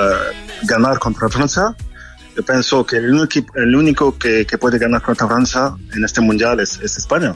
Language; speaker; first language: Spanish; non-native, learner; French